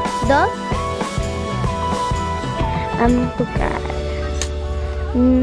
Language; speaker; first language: Spanish; early bilingual, heritage; English